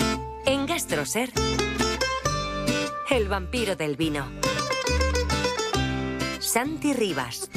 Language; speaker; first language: Spanish; native; Spanish